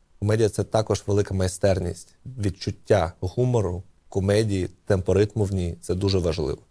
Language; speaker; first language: Ukrainian; non-native, local second language; Russian